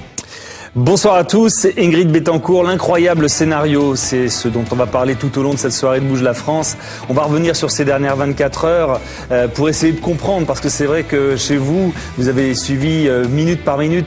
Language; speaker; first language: French; native; French